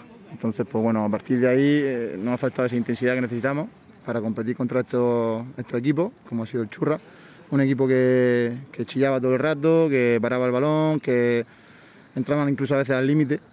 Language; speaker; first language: Spanish; native; Spanish